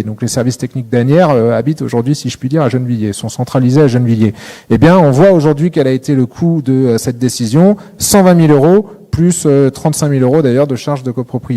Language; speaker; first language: French; native; French